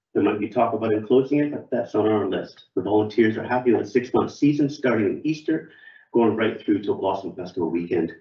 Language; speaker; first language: English; native; English